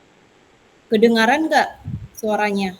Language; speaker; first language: Indonesian; native; Indonesian